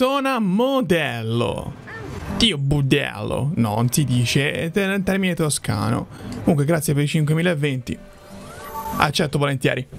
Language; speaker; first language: Italian; native; Italian